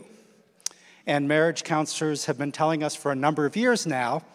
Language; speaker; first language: English; native; English